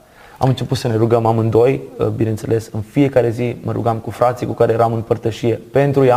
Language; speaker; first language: Romanian; native; Romanian